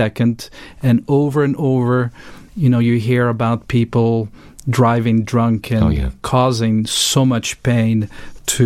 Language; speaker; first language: English; non-native, fluent; French